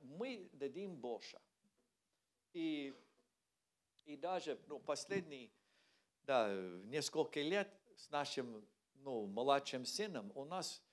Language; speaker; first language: Russian; non-native, learner; English